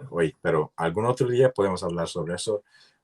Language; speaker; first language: Spanish; non-native, learner; English